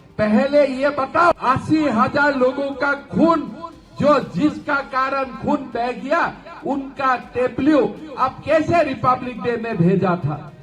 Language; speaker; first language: Hindi; non-native, local second language; Assamese